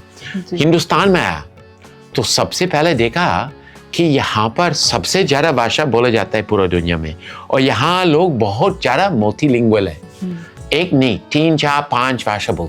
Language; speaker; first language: Hindi; non-native, fluent; English